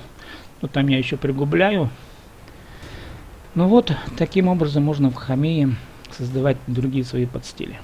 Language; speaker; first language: Russian; native; Russian